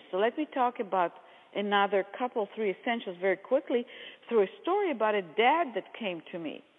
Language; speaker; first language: English; non-native, fluent; Hebrew